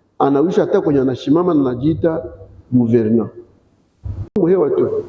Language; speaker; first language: Swahili; non-native, local second language; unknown